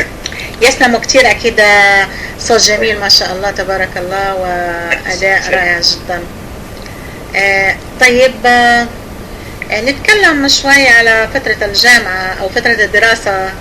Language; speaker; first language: Arabic; native; Arabic